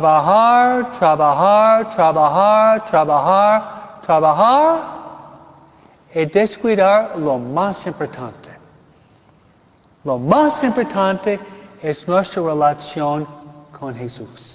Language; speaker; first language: Spanish; non-native, fluent; English